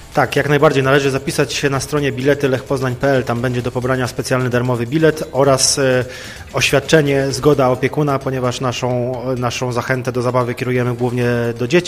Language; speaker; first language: Polish; native; Polish